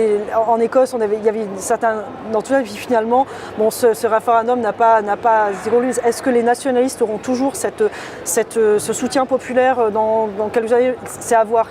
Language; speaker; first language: French; native; French